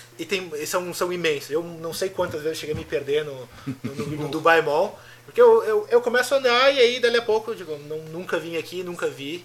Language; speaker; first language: Portuguese; native; Portuguese